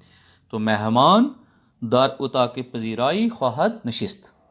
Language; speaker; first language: Persian; non-native, fluent; Urdu